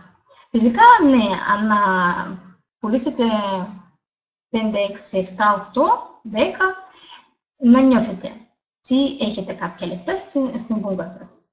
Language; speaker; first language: Greek; non-native, learner; Russian